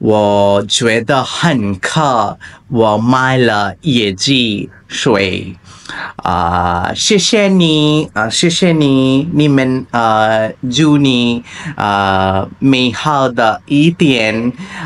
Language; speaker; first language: Chinese; non-native, learner; Bangla